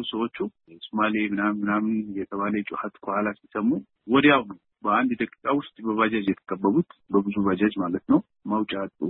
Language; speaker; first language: Amharic; non-native, local second language; Somali